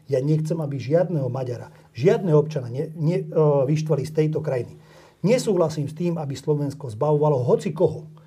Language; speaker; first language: Slovak; non-native, local second language; Hungarian